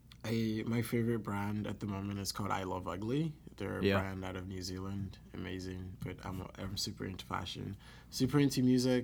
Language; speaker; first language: English; non-native, local second language; Yoruba